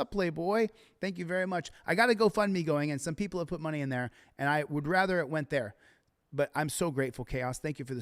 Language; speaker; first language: English; native; English